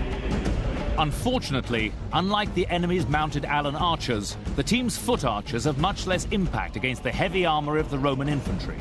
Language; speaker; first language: English; native; English